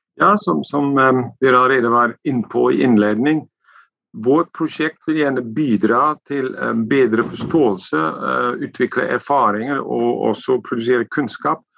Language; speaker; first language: Norwegian; non-native, fluent; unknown